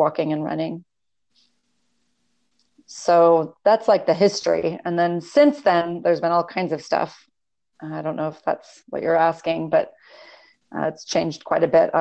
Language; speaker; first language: English; native; English